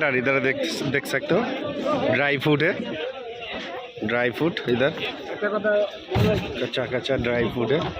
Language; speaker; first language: Hindi; non-native, local second language; Bangla